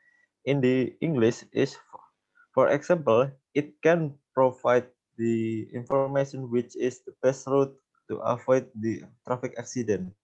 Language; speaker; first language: English; non-native, learner; Indonesian